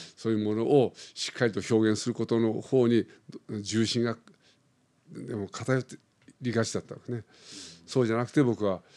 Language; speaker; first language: Japanese; native; Japanese